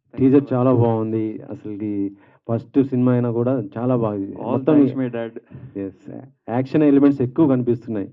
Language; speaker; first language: Telugu; native; Telugu